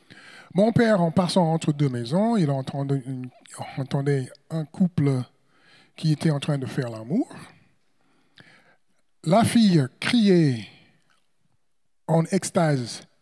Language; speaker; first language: French; non-native, fluent; English